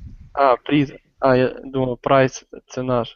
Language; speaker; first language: Russian; non-native, learner; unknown